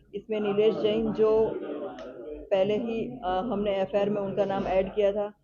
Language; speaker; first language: Hindi; non-native, local second language; Gujarati